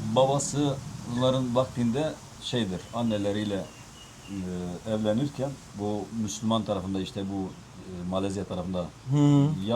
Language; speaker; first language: Turkish; native; Turkish